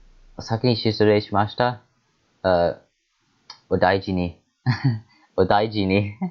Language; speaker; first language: Japanese; non-native, learner; English